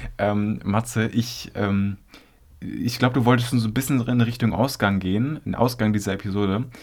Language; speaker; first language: German; native; German